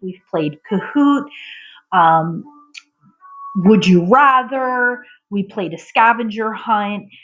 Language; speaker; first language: English; native; English